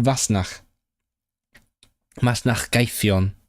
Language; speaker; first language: Welsh; non-native, learner; Cantonese